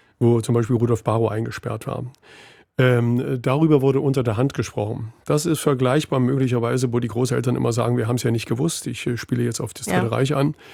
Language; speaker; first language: German; native; German